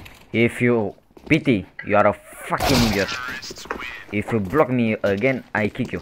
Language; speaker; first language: English; non-native, learner; Romanian